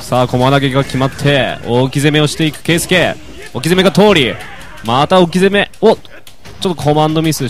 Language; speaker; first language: Japanese; native; Japanese